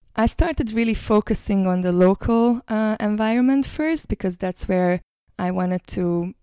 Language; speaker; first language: English; non-native, fluent; Hungarian